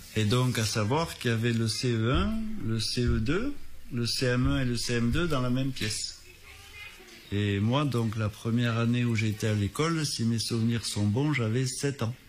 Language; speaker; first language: French; native; French